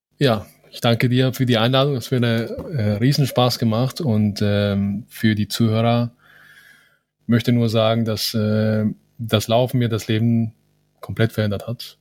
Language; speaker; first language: German; non-native, fluent; Spanish